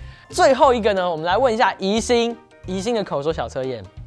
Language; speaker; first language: Chinese; native; Chinese